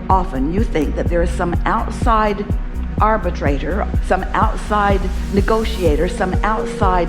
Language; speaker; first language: English; native; English